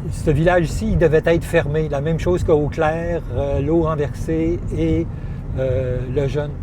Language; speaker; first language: French; native; French